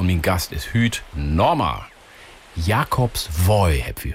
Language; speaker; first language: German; native; German